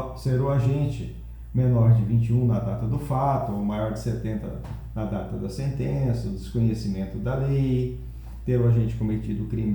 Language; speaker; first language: Portuguese; native; Portuguese